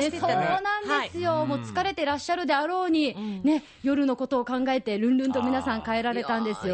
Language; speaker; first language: Japanese; native; Japanese